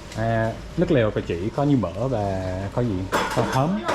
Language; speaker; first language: Vietnamese; non-native, learner; English